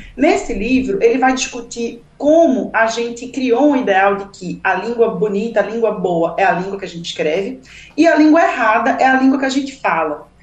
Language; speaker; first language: Portuguese; native; Portuguese